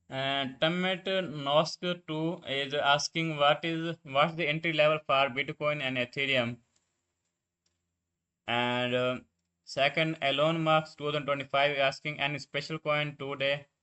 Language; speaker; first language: English; non-native, learner; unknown